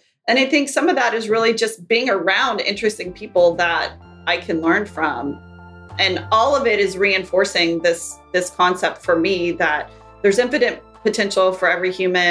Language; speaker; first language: English; native; English